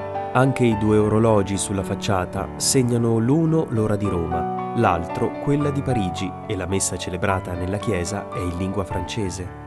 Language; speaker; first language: Italian; native; Italian